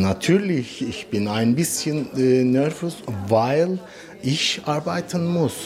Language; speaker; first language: German; non-native, learner; Turkish